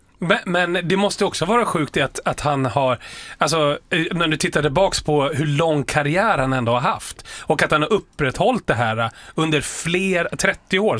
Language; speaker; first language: Swedish; native; Swedish